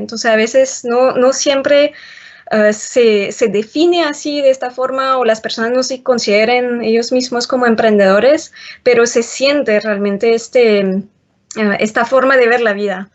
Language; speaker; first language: Spanish; non-native, fluent; French